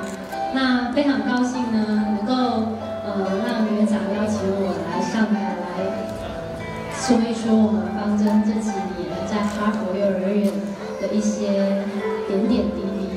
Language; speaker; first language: Chinese; native; Chinese